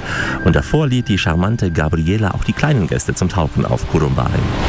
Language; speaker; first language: German; native; German